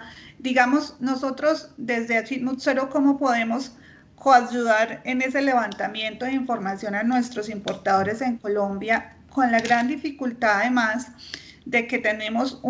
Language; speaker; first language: Spanish; native; Spanish